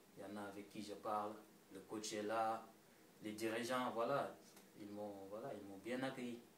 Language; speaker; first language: French; non-native, local second language; Wolof